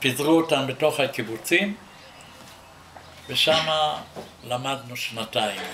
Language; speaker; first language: Hebrew; non-native, fluent; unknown